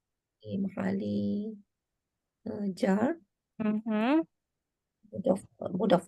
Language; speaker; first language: Arabic; non-native, learner; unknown